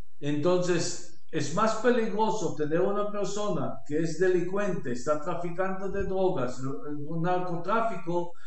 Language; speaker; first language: Spanish; non-native, learner; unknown